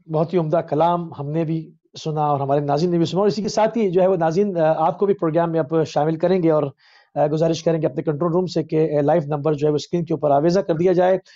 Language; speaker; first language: Urdu; native; Urdu